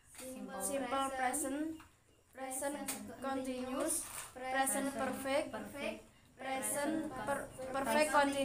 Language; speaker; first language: English; non-native, learner; Indonesian